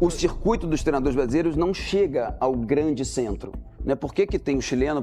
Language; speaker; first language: Portuguese; native; Portuguese